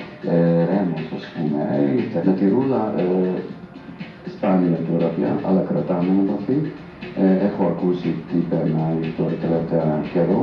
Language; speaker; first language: Greek; non-native, fluent; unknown